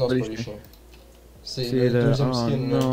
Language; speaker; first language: French; native; French